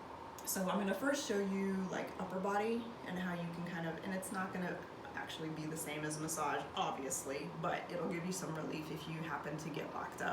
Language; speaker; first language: English; native; English